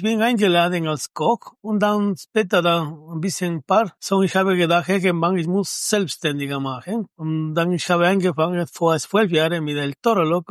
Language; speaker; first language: German; non-native, learner; Spanish